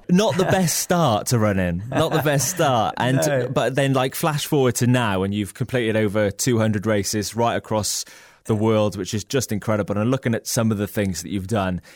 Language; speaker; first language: English; native; English